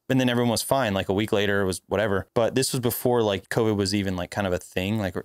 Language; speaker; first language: English; native; English